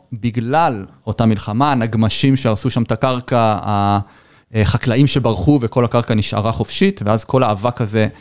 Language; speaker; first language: Hebrew; native; Hebrew